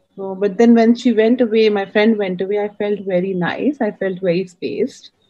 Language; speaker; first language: English; non-native, local second language; Hindi